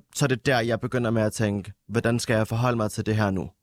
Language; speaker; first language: Danish; early bilingual, other home language; Arabic